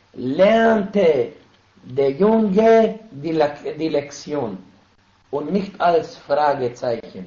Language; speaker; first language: German; non-native, fluent; Arabic